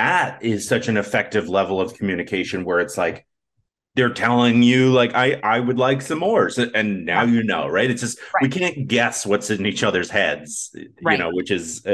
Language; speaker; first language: English; native; English